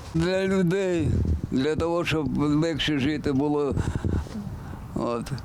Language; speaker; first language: Ukrainian; native; Ukrainian